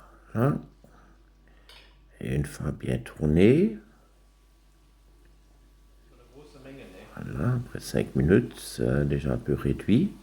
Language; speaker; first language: French; non-native, local second language; German